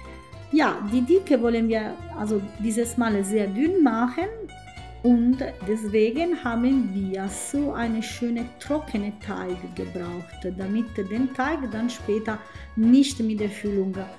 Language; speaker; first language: German; non-native, fluent; Italian